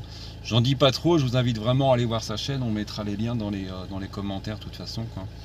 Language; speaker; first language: French; native; French